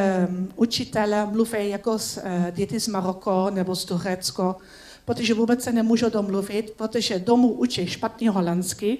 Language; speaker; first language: Czech; non-native, learner; Dutch